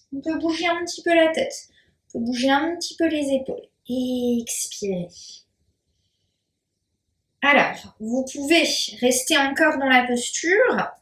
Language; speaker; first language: French; native; French